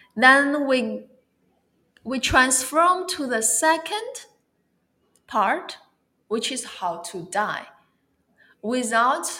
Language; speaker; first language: English; non-native, fluent; Chinese